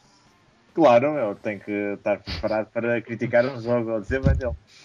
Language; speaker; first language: Portuguese; native; Portuguese